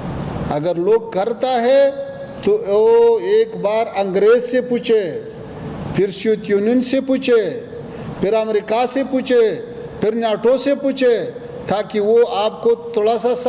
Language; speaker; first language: Hindi; non-native, fluent; Pashto